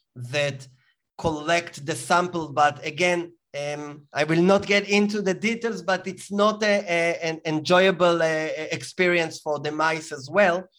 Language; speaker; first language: English; non-native, fluent; Hebrew